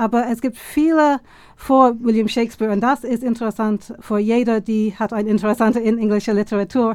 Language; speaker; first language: German; non-native, fluent; English